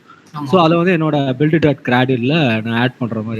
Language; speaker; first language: Tamil; native; Tamil